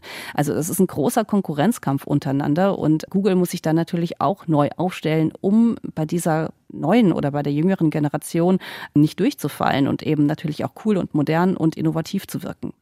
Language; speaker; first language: German; native; German